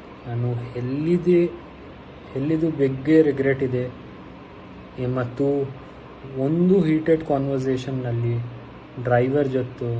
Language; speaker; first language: Kannada; non-native, learner; Hindi